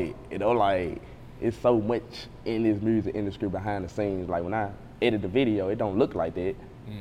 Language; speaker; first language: English; native; English